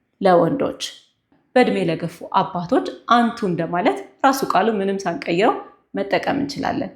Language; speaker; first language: Amharic; non-native, local second language; Tigrinya